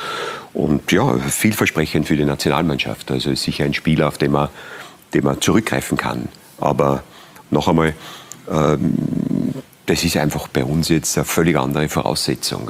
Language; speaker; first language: German; native; German